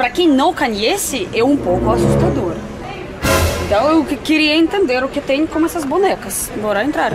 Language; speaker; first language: Portuguese; non-native, fluent; Russian